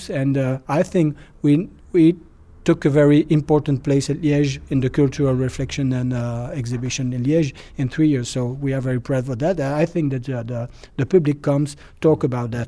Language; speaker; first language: English; non-native, learner; French